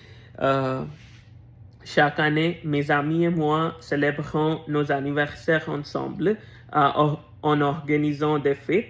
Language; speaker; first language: French; non-native, learner; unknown